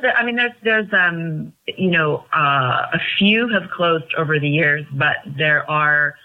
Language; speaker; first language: English; native; English